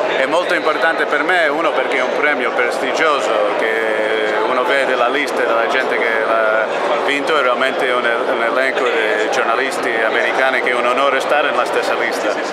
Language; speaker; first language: Italian; early bilingual, heritage; Italian